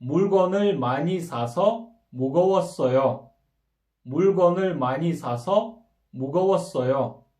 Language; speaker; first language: Korean; non-native, fluent; Kyrgyz